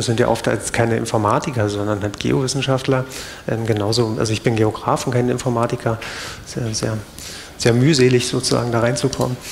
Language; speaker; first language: German; native; German